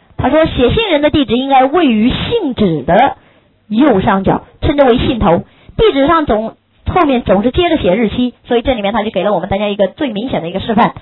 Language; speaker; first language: Chinese; native; Chinese